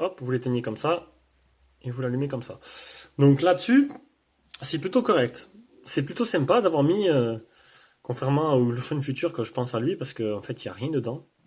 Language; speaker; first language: French; native; French